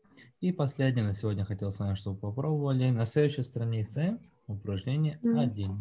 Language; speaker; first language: Russian; non-native, fluent; Korean